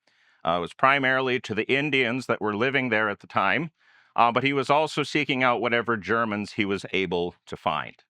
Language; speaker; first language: English; native; English